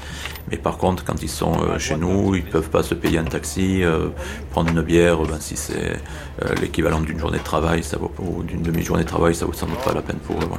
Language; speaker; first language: French; native; French